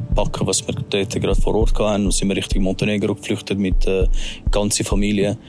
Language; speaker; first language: German; early bilingual, other home language; Albanian